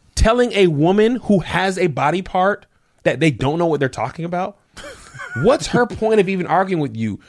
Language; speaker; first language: English; native; English